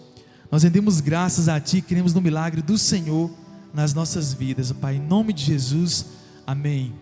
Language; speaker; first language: Portuguese; native; Portuguese